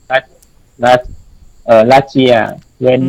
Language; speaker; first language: English; non-native, learner; Thai